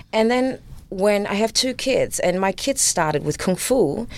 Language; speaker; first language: English; non-native, fluent; German